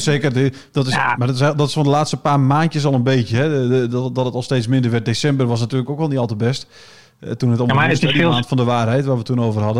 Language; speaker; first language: Dutch; native; Dutch